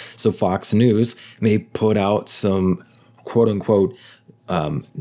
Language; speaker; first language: English; native; English